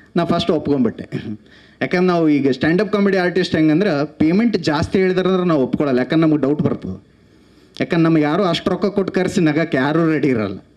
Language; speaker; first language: Kannada; native; Kannada